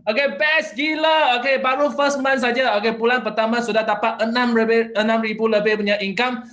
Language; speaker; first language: Malay; non-native, local second language; Chinese